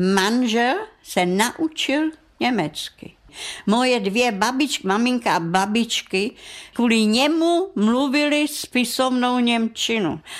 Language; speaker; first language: Czech; non-native, local second language; German